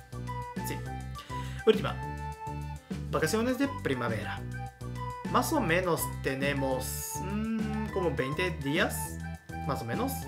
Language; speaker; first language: Spanish; non-native, fluent; Japanese